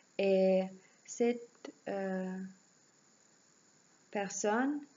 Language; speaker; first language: French; non-native, learner; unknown